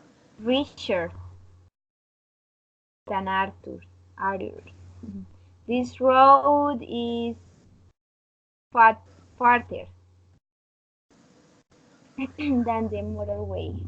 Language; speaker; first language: English; non-native, learner; Spanish